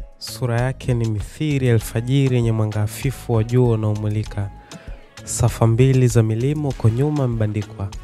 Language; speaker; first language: Swahili; native; Swahili